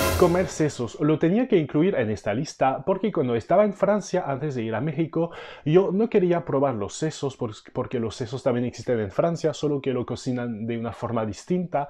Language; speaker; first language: Spanish; non-native, fluent; French